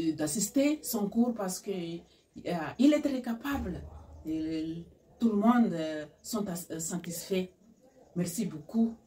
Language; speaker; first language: French; non-native, local second language; Malagasy